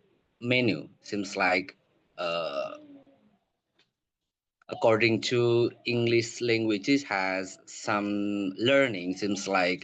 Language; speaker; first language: English; non-native, learner; Indonesian